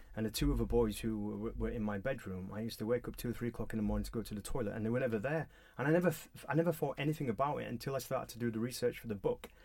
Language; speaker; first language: English; native; English